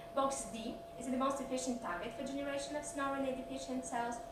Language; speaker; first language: English; non-native, fluent; Russian